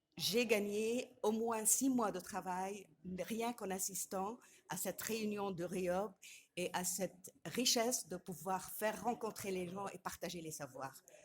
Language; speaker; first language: French; non-native, local second language; Arabic